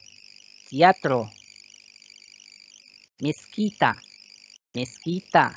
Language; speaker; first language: Spanish; non-native, fluent; Arabic